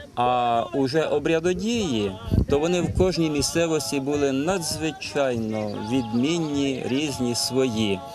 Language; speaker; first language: Ukrainian; native; Ukrainian